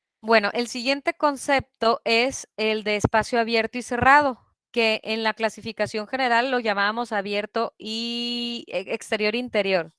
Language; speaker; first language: Spanish; native; Spanish